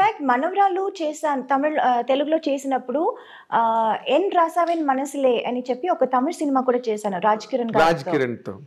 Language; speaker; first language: Telugu; non-native, local second language; Tamil